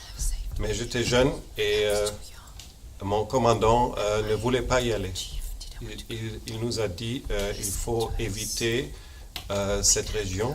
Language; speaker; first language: French; non-native, fluent; German